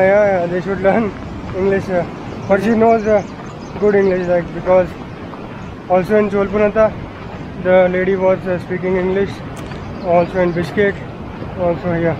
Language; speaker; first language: English; non-native, local second language; Marathi